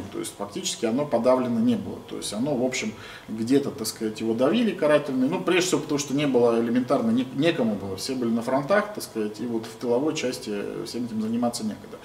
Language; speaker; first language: Russian; native; Russian